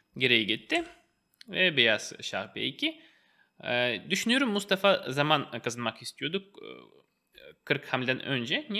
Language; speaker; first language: Turkish; non-native, fluent; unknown